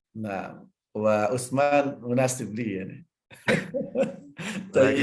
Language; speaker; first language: Arabic; non-native, fluent; Indonesian